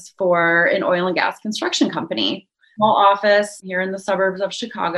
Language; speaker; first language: English; native; English